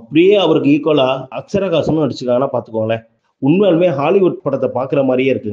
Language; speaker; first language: Tamil; native; Tamil